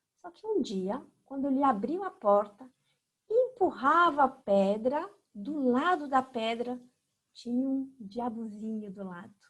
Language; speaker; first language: Portuguese; non-native, fluent; French